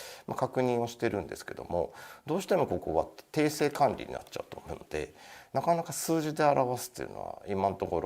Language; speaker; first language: Japanese; native; Japanese